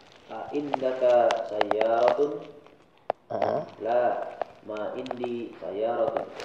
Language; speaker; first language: Arabic; non-native, learner; Indonesian